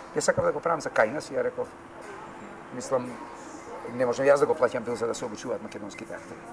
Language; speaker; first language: Macedonian; native; Macedonian